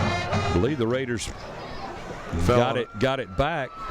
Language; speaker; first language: English; native; English